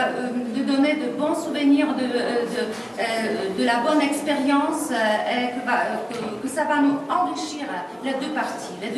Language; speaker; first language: French; non-native, fluent; Polish